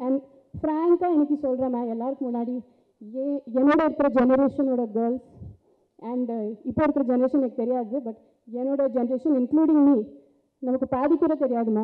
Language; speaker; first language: Tamil; non-native, fluent; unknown